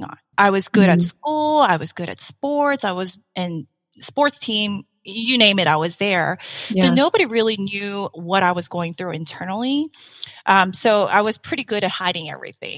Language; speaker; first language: English; non-native, fluent; Korean